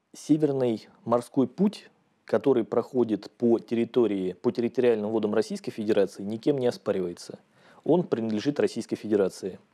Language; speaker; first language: Russian; native; Russian